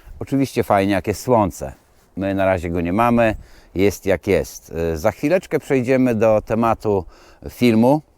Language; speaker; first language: Polish; native; Polish